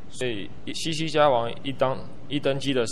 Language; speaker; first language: Chinese; native; Chinese